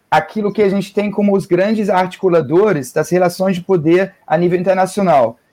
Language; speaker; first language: Portuguese; non-native, fluent; German